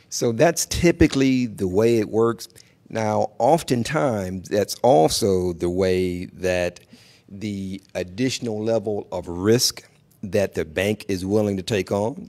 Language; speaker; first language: English; native; English